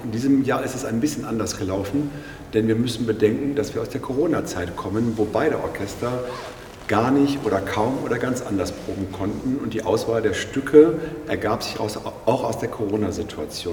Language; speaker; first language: German; native; German